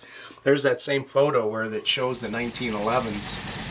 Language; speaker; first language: English; native; English